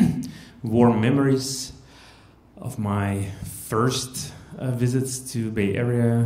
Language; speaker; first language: English; non-native, fluent; Russian